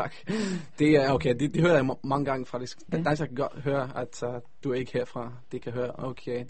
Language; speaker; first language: Danish; non-native, fluent; Hebrew